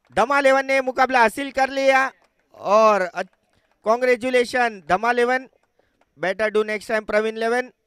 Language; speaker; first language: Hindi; non-native, local second language; Marathi